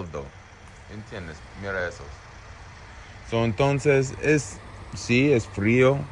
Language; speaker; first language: Spanish; non-native, learner; English